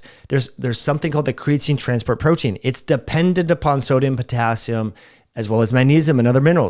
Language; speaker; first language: English; native; English